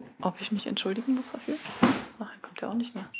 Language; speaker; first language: German; native; German